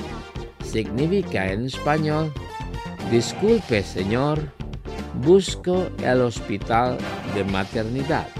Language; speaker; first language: Spanish; non-native, fluent; Indonesian